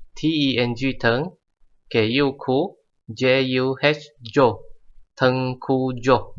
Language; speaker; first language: Malay; non-native, local second language; Chinese